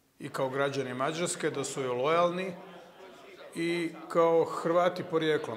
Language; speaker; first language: Croatian; native; Croatian